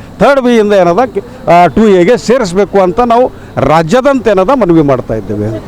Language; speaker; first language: Kannada; non-native, local second language; Marathi